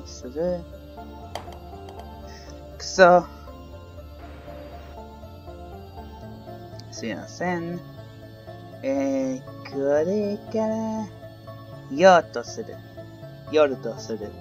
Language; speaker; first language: Japanese; non-native, learner; English